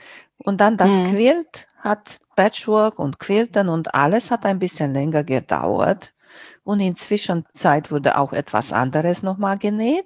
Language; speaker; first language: German; non-native, fluent; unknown